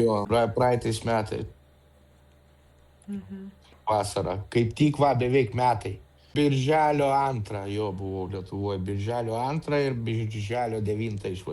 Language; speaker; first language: Lithuanian; non-native, local second language; Russian